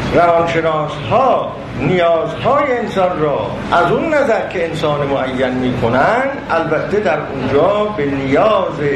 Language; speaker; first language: Persian; non-native, local second language; Azerbaijani